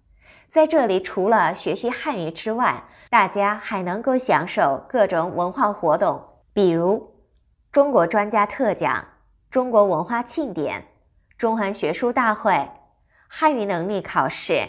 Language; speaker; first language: Chinese; non-native, fluent; Korean